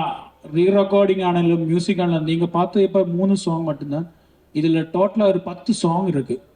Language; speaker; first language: Tamil; non-native, learner; Malayalam